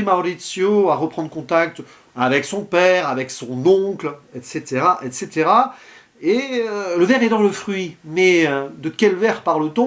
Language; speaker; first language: French; native; French